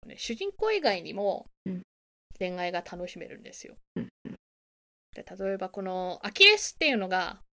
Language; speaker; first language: Japanese; native; Japanese